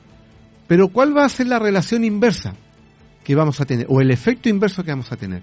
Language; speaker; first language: Spanish; native; Spanish